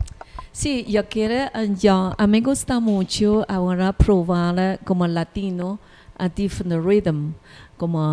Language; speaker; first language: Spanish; non-native, learner; Chinese